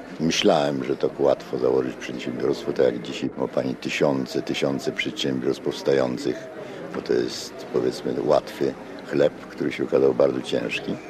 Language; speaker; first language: Polish; native; Polish